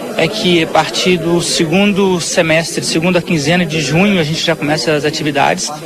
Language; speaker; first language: Portuguese; native; Portuguese